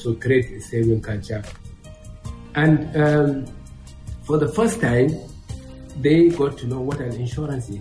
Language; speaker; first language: English; non-native, local second language; Hausa